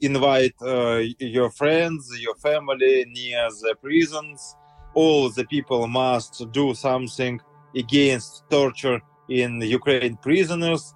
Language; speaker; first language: English; non-native, learner; Russian